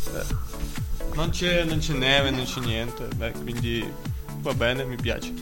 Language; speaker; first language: Italian; non-native, learner; Ukrainian